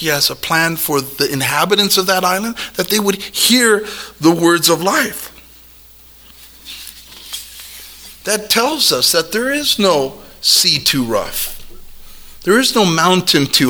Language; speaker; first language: English; native; English